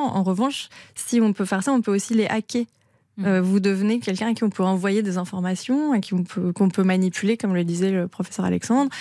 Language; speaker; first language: French; native; French